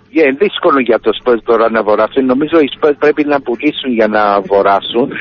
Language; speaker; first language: Greek; early bilingual, heritage; Greek